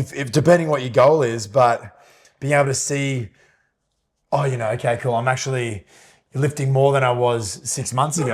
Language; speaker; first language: English; native; English